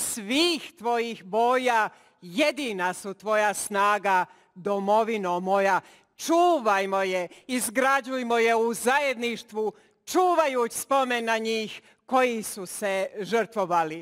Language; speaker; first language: Bosnian; native; Bosnian